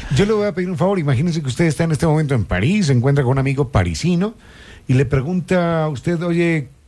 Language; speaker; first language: Spanish; native; Spanish